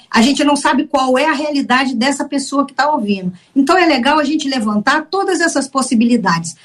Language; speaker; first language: Portuguese; native; Portuguese